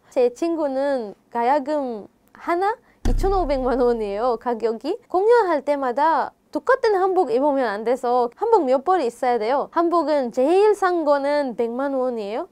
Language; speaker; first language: Korean; non-native, fluent; Arabic